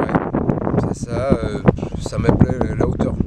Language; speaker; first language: French; non-native, learner; Spanish